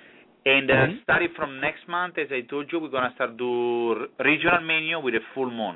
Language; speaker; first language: English; non-native, fluent; Italian